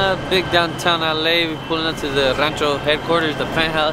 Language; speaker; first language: English; early bilingual, other home language; Spanish